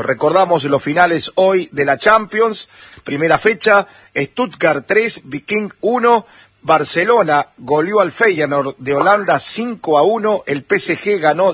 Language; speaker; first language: Spanish; native; Spanish